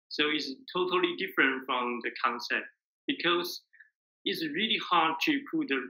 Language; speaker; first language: English; non-native, learner; Chinese